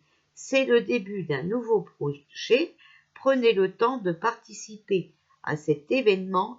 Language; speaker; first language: French; native; French